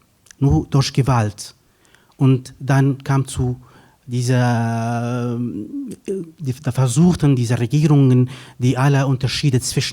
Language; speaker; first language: German; non-native, fluent; Kurdish